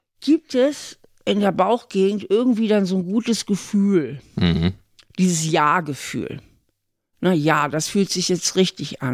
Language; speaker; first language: German; native; German